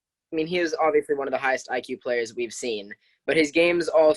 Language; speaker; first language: English; native; English